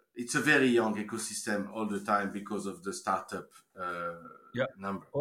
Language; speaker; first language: English; non-native, fluent; French